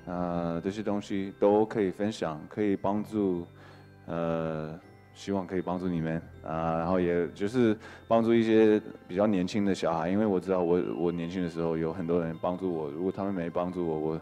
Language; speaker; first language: Chinese; early bilingual, heritage; English